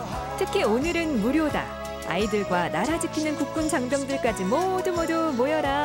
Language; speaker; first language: Korean; native; Korean